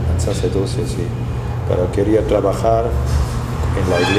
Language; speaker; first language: Spanish; non-native, fluent; German